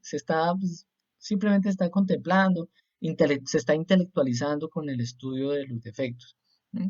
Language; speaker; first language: Spanish; native; Spanish